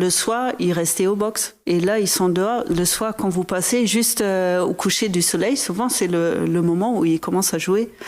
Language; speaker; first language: French; non-native, fluent; German